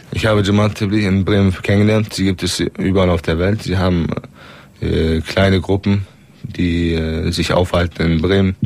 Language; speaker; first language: German; early bilingual, other home language; Turkish